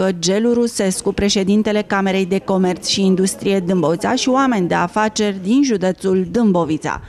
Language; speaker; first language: Romanian; native; Romanian